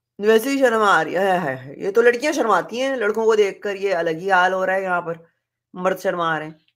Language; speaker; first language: Urdu; native; Urdu